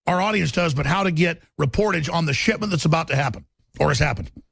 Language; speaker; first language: English; native; English